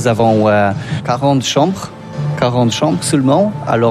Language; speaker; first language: French; non-native, learner; Polish